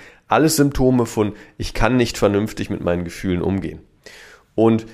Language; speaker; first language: German; native; German